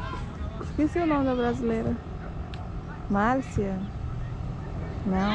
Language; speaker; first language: Spanish; non-native, learner; Portuguese